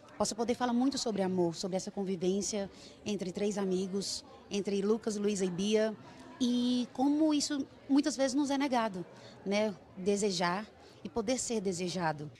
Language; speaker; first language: Portuguese; non-native, fluent; Spanish